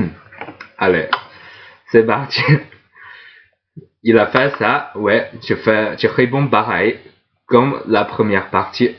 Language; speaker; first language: French; non-native, fluent; Chinese